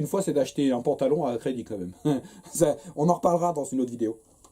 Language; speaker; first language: French; native; French